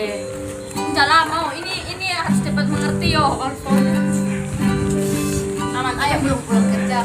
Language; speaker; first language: Indonesian; non-native, local second language; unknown